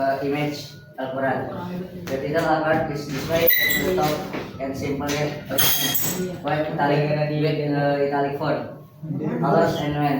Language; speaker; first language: English; non-native, learner; Indonesian